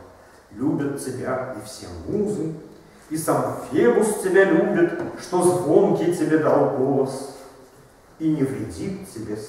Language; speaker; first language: Russian; native; Russian